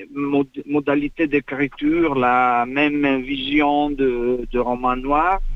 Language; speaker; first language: French; non-native, fluent; Italian